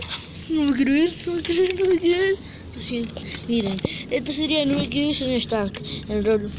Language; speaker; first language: Spanish; native; Spanish